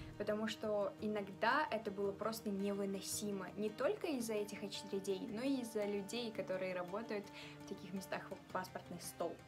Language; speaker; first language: Russian; early bilingual, other home language; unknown